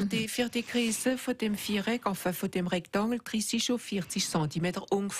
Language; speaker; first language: German; native; German